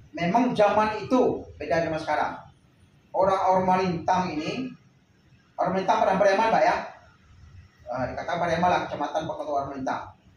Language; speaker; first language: Indonesian; non-native, local second language; Minangkabau